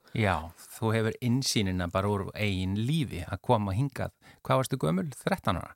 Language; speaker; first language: Icelandic; native; Icelandic